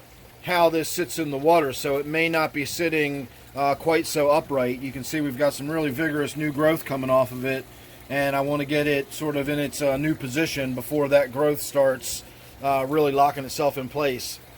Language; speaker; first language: English; native; English